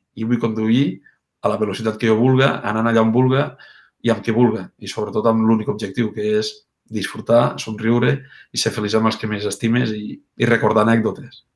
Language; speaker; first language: Catalan; native; Catalan